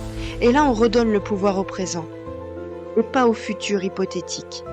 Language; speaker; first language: French; native; French